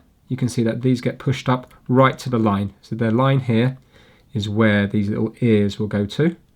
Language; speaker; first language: English; native; English